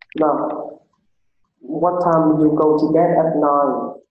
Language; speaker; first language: English; non-native, learner; Vietnamese